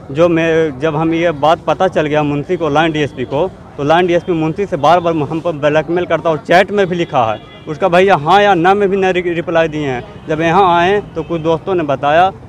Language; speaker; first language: Hindi; native; Hindi